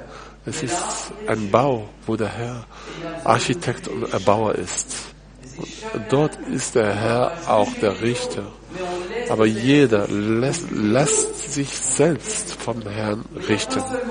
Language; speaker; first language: German; non-native, fluent; French